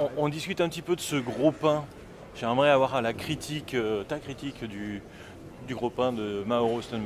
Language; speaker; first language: French; native; French